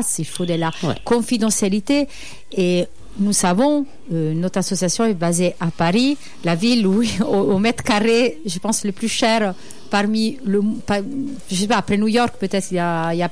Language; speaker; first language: French; native; French